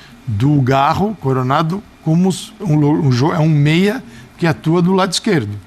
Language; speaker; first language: Portuguese; native; Portuguese